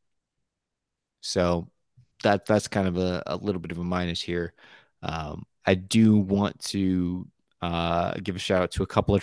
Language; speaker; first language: English; native; English